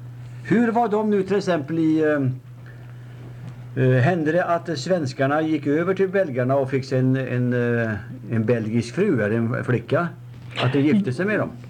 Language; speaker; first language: Swedish; native; Swedish